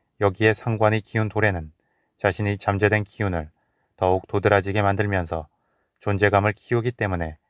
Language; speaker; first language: Korean; native; Korean